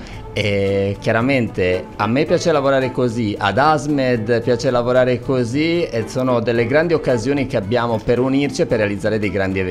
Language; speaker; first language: Italian; native; Italian